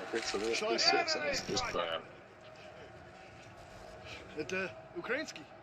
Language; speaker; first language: Russian; non-native, learner; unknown